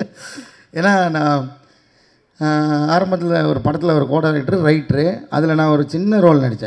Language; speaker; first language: Tamil; native; Tamil